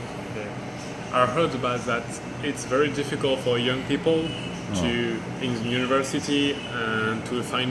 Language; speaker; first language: English; non-native, learner; French